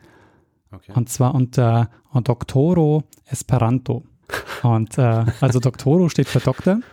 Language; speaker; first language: German; native; German